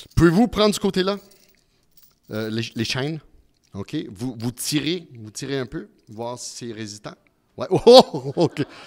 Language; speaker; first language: French; early bilingual, other home language; Italian